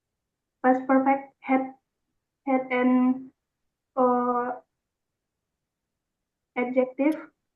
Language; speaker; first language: English; non-native, learner; Indonesian